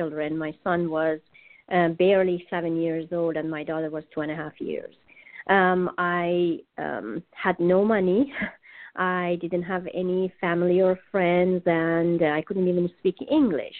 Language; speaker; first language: English; non-native, fluent; Persian